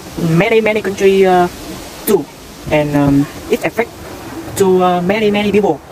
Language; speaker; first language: English; non-native, learner; Vietnamese